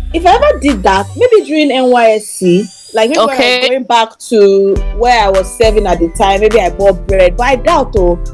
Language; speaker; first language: English; non-native, local second language; Yoruba